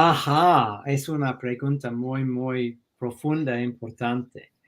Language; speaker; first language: Spanish; non-native, fluent; English